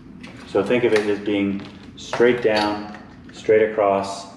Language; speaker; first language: English; native; English